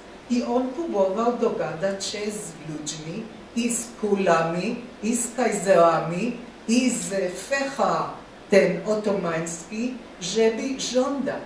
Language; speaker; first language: Polish; non-native, fluent; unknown